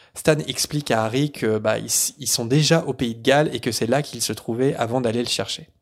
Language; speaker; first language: French; native; French